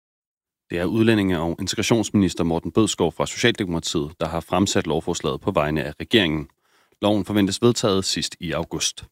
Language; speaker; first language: Danish; native; Danish